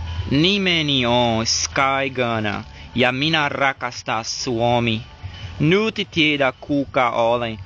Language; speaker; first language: Finnish; non-native, learner; Portuguese